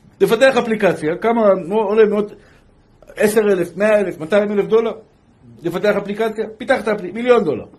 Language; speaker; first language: Hebrew; native; Hebrew